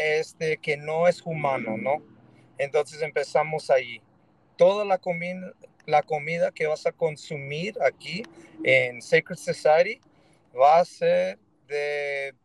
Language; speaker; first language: Spanish; early bilingual, heritage; Spanish